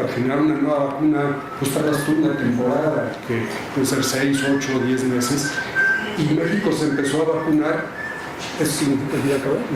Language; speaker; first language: Spanish; native; Spanish